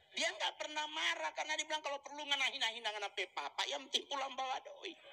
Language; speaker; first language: Indonesian; native; Indonesian